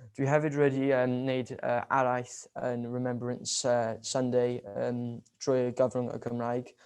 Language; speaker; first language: Welsh; non-native, local second language; English